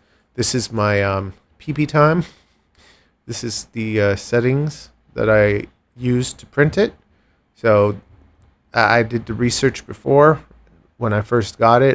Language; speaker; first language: English; native; English